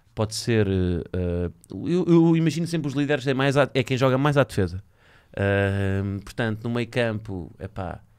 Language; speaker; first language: Portuguese; native; Portuguese